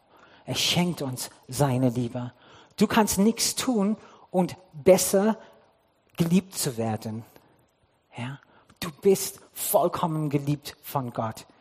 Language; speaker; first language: German; non-native, fluent; English